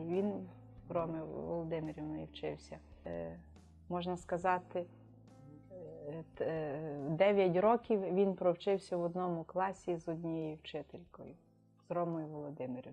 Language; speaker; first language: Ukrainian; native; Ukrainian